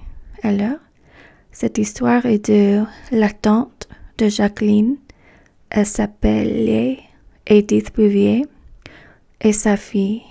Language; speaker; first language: French; non-native, fluent; English